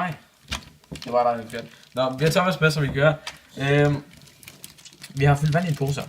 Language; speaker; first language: Danish; native; Danish